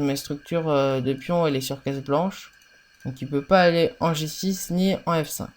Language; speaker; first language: French; native; French